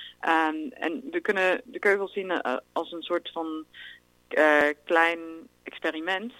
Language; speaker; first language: Dutch; non-native, fluent; English